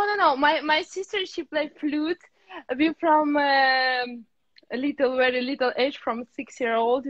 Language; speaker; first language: English; non-native, learner; Russian